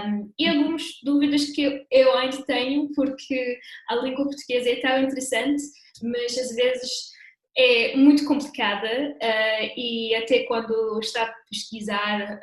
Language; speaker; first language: Portuguese; non-native, fluent; English